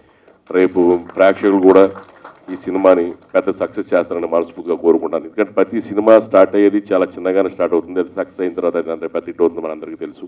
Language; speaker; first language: Telugu; native; Telugu